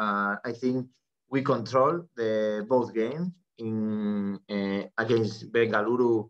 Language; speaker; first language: English; non-native, fluent; Spanish